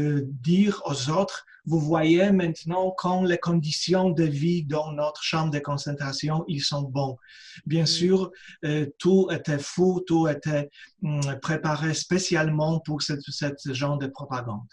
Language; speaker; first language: French; non-native, fluent; Polish